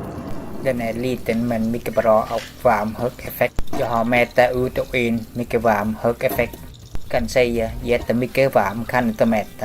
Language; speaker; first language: Swedish; non-native, learner; Vietnamese